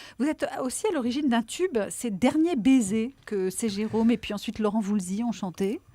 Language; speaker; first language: French; native; French